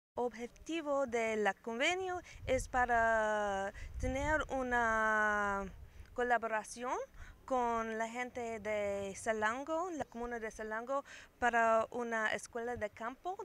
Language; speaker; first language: Spanish; non-native, learner; English